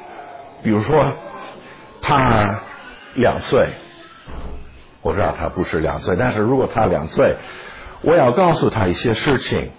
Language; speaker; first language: Chinese; non-native, fluent; English